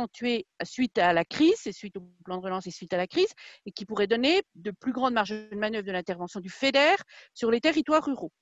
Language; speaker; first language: French; native; French